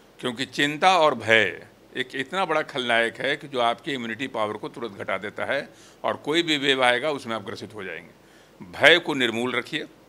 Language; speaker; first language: Hindi; native; Hindi